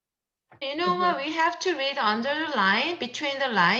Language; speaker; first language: English; non-native, learner; Korean